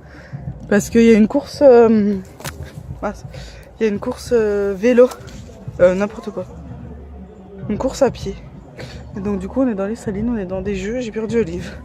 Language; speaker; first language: French; native; French